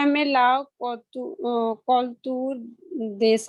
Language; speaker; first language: French; non-native, learner; Hindi